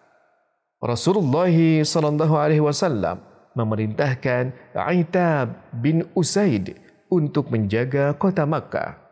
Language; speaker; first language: Indonesian; native; Indonesian